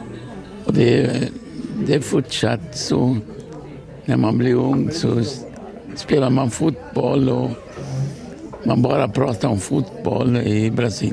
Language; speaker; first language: Swedish; early bilingual, other home language; Portuguese